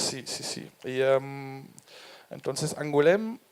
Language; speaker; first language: Spanish; non-native, fluent; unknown